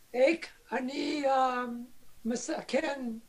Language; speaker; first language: Hebrew; non-native, learner; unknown